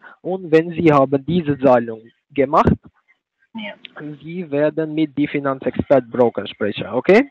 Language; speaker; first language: German; non-native, learner; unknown